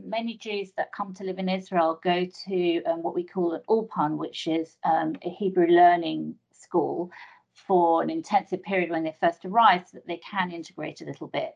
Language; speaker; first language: English; native; English